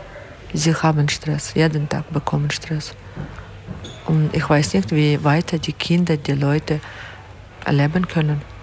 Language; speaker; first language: German; non-native, learner; Ukrainian